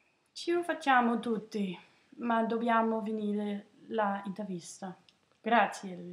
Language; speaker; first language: Italian; non-native, learner; Danish